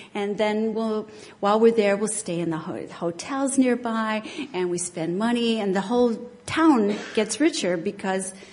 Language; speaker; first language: English; native; English